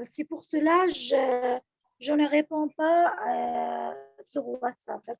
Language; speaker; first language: French; non-native, fluent; Arabic